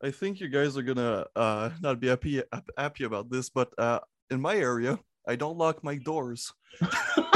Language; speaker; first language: English; non-native, fluent; French